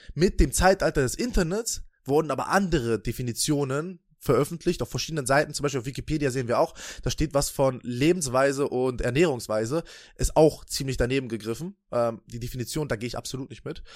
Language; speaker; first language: German; native; German